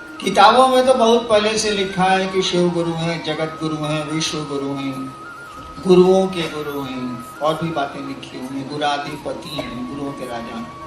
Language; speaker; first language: Hindi; native; Hindi